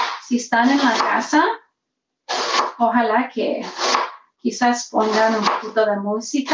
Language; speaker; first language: Spanish; early bilingual, heritage; Spanish